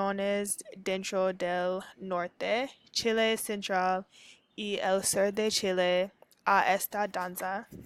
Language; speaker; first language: Spanish; non-native, learner; English